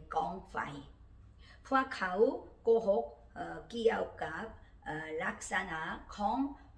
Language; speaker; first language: Thai; non-native, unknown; Korean